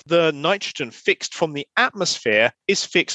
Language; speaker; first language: English; native; English